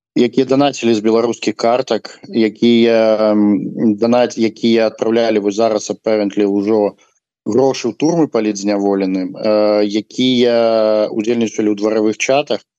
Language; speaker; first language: Belarusian; non-native, local second language; Russian